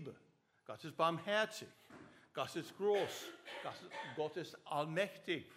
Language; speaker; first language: German; non-native, learner; English